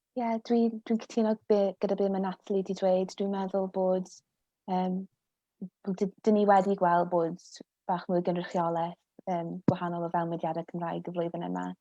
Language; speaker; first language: Welsh; non-native, local second language; English